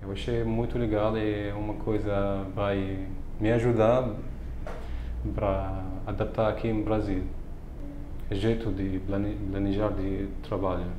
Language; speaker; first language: Portuguese; non-native, learner; Arabic